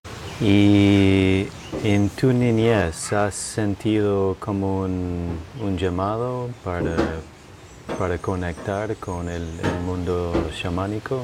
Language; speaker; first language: Spanish; non-native, fluent; English